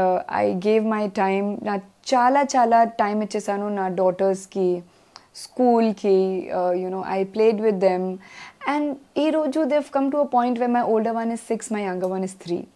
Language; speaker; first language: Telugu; non-native, learner; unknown